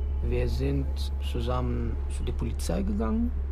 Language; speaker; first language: German; non-native, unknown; Persian